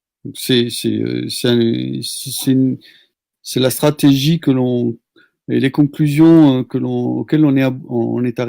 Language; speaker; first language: French; native; French